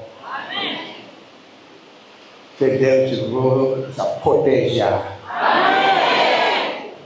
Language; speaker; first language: Portuguese; non-native, learner; Lingala